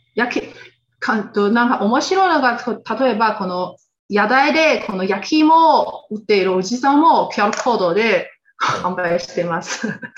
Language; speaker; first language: Japanese; non-native, fluent; Chinese